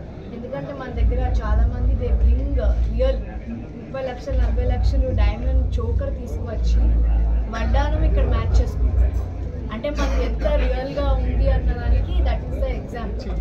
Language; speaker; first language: Telugu; native; Telugu